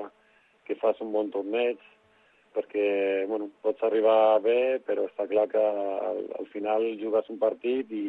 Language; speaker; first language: Catalan; non-native, local second language; Spanish